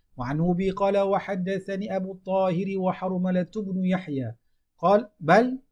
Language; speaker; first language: Arabic; non-native, fluent; Malay